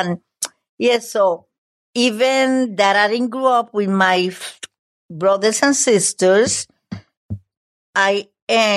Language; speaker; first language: English; non-native, fluent; Spanish